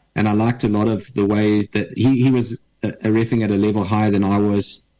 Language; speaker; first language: English; native; English